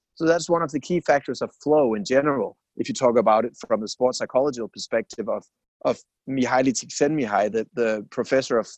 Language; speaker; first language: English; non-native, fluent; Danish